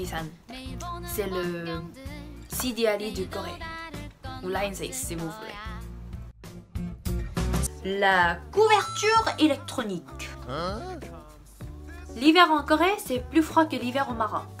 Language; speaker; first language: French; non-native, fluent; Korean